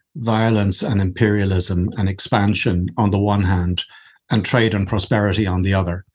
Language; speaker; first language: English; native; English